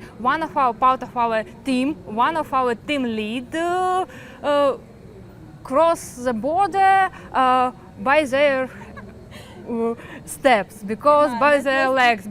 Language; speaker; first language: English; non-native, learner; Ukrainian